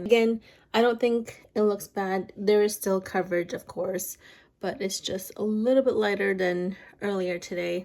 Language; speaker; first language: English; native; English